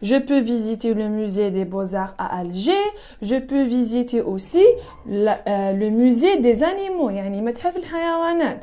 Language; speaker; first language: French; non-native, local second language; Arabic